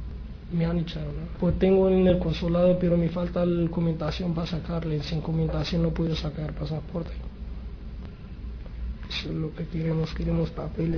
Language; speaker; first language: Spanish; non-native, learner; Arabic